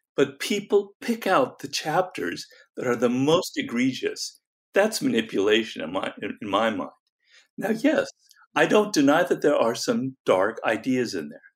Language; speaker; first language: English; native; English